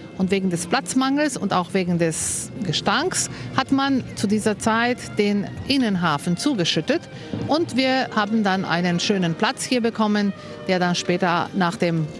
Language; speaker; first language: German; non-native, fluent; Slovenian